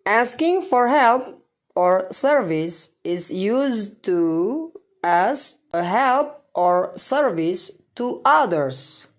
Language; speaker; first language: English; non-native, fluent; Indonesian